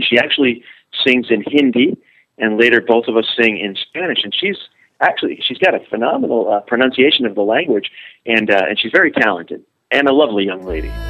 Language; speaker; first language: English; early bilingual, other home language; Spanish